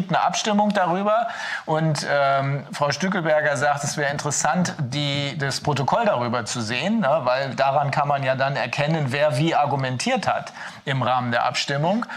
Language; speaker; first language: German; native; German